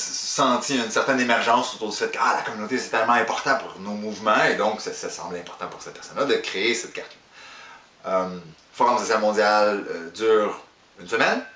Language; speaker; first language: French; native; French